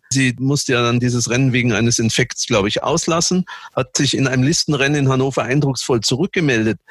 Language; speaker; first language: German; native; German